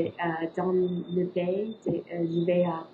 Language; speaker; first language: French; non-native, learner; English